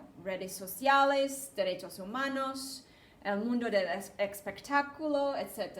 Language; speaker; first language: Spanish; non-native, fluent; English